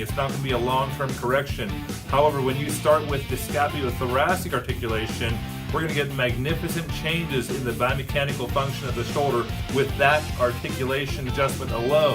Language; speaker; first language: English; native; English